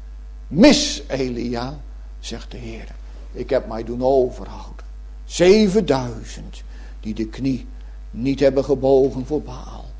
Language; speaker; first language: Dutch; native; Dutch